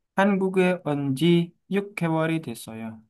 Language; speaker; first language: Korean; non-native, learner; Indonesian